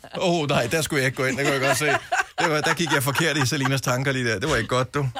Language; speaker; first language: Danish; native; Danish